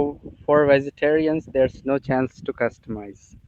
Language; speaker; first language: English; non-native, learner; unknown